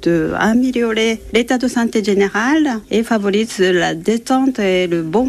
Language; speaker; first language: French; non-native, fluent; Japanese